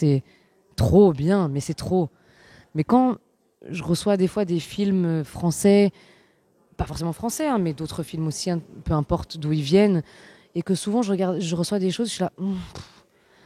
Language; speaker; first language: French; native; French